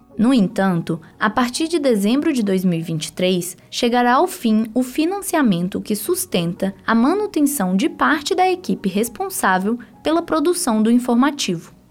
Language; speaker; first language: Portuguese; native; Portuguese